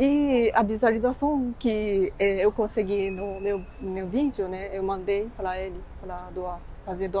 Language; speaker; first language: Portuguese; non-native, fluent; Japanese